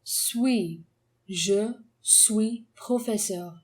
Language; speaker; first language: French; non-native, fluent; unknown